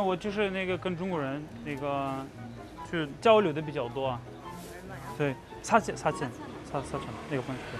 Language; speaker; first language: Chinese; non-native, fluent; Russian